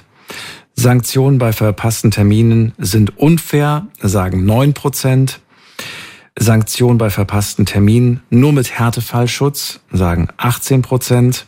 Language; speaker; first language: German; native; German